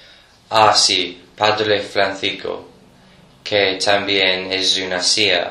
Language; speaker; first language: Spanish; non-native, learner; English